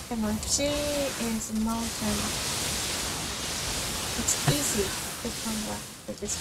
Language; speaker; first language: English; non-native, learner; Japanese